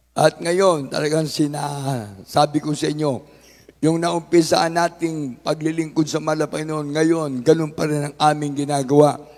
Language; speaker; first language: Filipino; native; Filipino